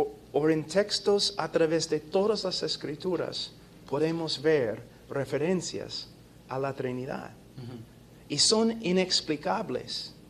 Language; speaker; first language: Spanish; non-native, fluent; English